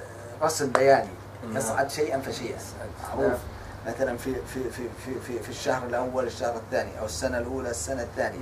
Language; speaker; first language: Arabic; native; Arabic